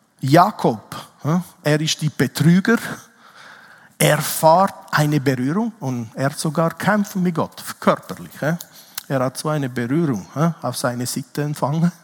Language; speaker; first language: German; non-native, fluent; Italian